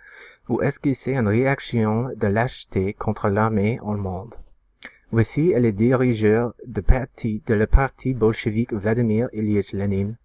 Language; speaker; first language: French; non-native, learner; English